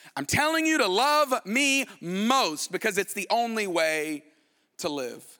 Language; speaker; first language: English; native; English